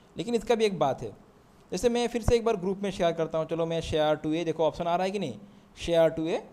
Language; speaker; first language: Hindi; non-native, local second language; Assamese